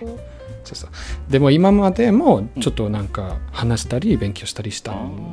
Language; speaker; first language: Japanese; non-native, fluent; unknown